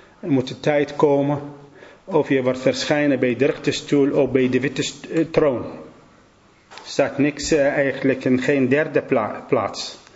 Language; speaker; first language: Dutch; non-native, fluent; Assyrian Neo-Aramaic